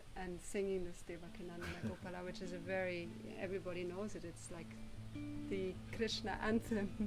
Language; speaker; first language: English; non-native, fluent; German